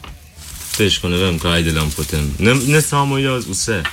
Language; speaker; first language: Slovenian; non-native, learner; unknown